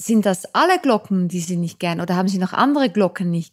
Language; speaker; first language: German; native; German